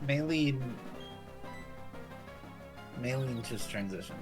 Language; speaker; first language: English; native; English